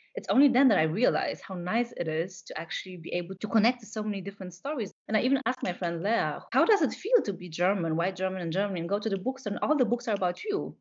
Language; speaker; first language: English; non-native, fluent; Polish